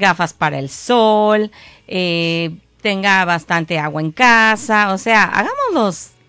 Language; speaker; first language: Spanish; native; Spanish